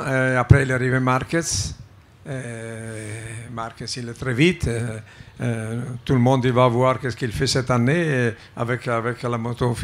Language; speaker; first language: French; non-native, fluent; Italian